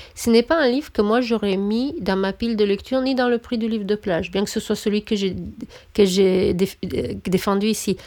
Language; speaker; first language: French; non-native, fluent; Romanian